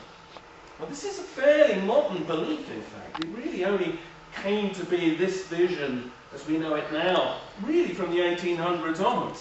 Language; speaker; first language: English; native; English